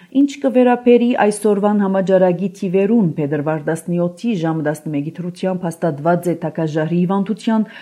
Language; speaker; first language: Armenian; early bilingual, heritage; Armenian